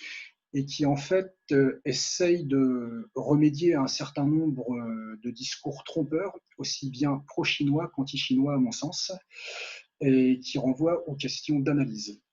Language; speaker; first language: French; native; French